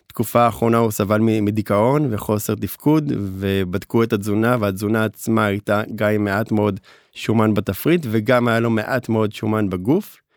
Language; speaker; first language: Hebrew; native; Hebrew